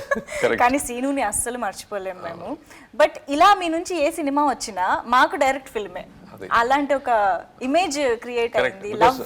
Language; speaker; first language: Telugu; native; Telugu